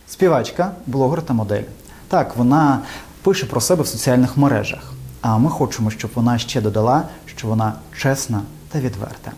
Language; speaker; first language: Ukrainian; native; Ukrainian